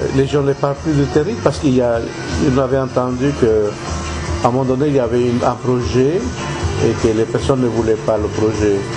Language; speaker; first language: French; native; French